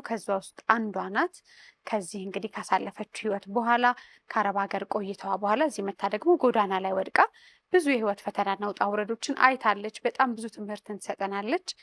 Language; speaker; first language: Amharic; native; Amharic